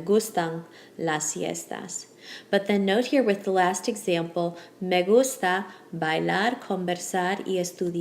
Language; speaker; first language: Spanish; non-native, fluent; English